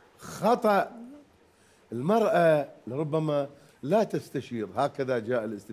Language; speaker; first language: Arabic; native; Arabic